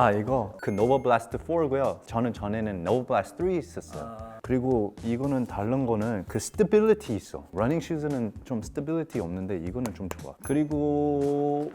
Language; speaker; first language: Korean; early bilingual, heritage; English